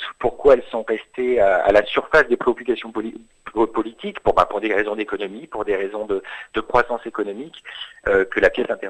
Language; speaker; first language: French; native; French